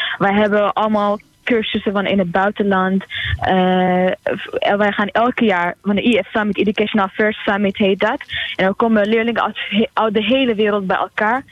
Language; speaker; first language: Dutch; non-native, fluent; Tigrinya